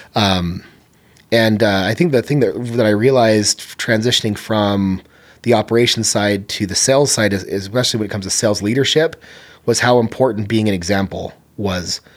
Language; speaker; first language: English; native; English